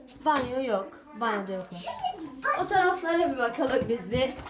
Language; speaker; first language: Turkish; native; Turkish